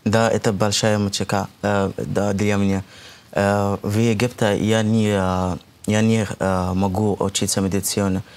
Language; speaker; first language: Russian; non-native, fluent; Arabic